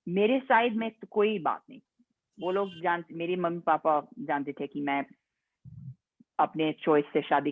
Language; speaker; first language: Hindi; non-native, fluent; English